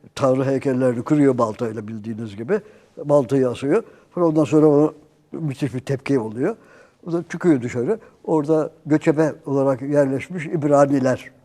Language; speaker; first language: Turkish; native; Turkish